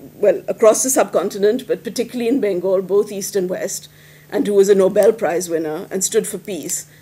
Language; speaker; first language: English; non-native, local second language; Hindi